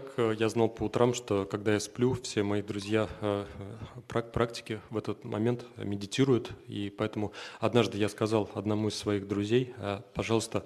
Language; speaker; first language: Russian; native; Russian